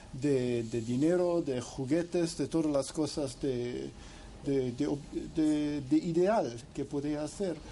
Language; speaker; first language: Spanish; non-native, fluent; English